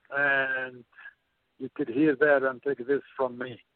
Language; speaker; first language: English; non-native, fluent; Arabic